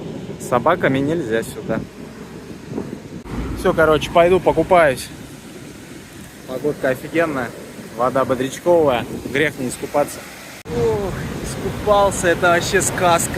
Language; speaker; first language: Russian; native; Russian